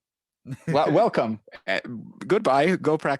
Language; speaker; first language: English; native; English